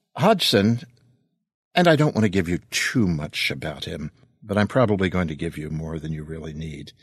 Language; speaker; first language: English; native; English